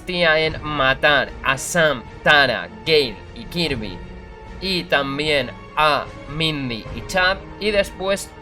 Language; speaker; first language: Spanish; native; Spanish